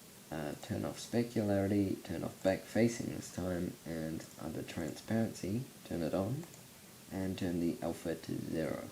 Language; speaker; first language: English; native; English